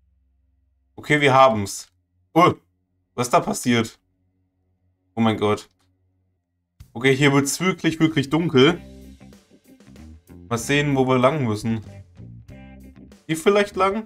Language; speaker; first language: German; native; German